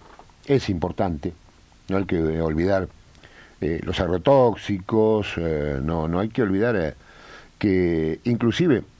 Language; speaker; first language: Spanish; native; Spanish